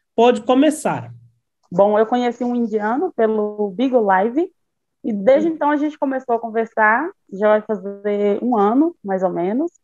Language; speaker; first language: Portuguese; native; Portuguese